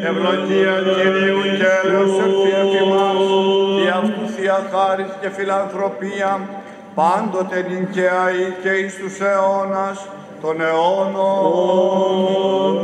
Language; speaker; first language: Greek; native; Greek